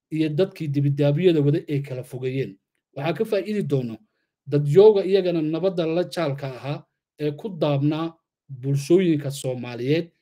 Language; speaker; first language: Somali; native; Somali